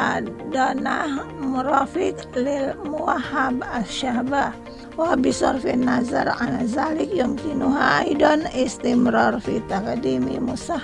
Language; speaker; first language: Arabic; non-native, fluent; Indonesian